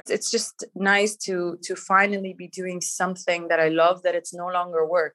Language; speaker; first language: English; native; English